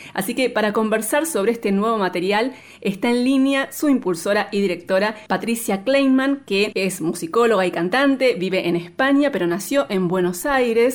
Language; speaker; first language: Spanish; native; Spanish